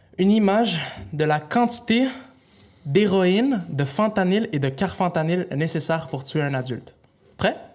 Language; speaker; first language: French; native; French